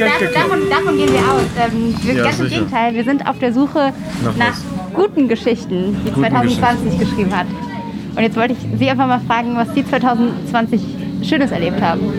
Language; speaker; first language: German; native; German